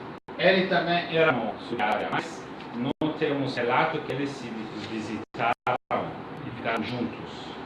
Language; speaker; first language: Portuguese; non-native, learner; Persian